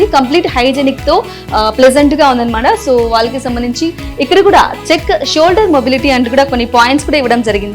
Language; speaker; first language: Telugu; native; Telugu